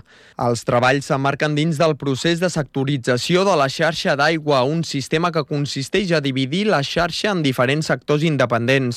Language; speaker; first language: Catalan; native; Catalan